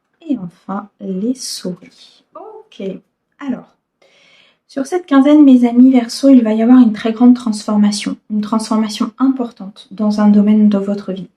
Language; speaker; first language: French; native; French